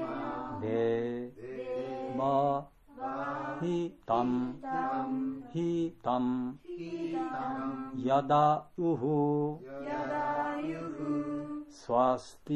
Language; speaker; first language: Japanese; non-native, fluent; Bangla